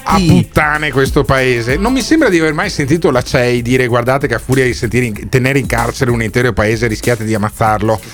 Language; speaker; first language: Italian; native; Italian